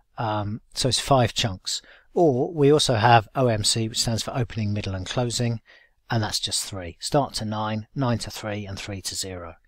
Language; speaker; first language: English; native; English